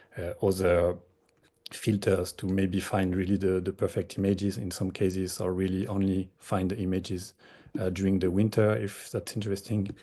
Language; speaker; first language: English; non-native, fluent; French